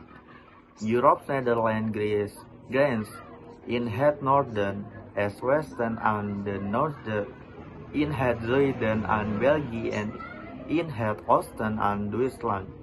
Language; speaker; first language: Dutch; non-native, learner; Indonesian